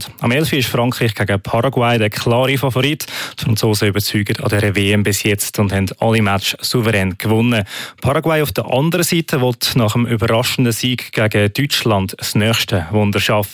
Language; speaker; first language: German; native; German